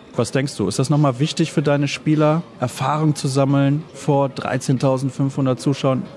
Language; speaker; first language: German; native; German